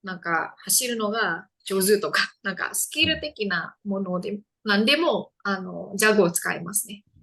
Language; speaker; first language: Japanese; non-native, fluent; Indonesian